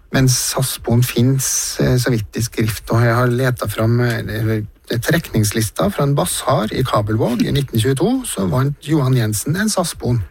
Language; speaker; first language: Norwegian; native; Norwegian